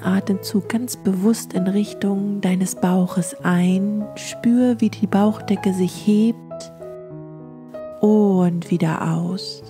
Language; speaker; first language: German; native; German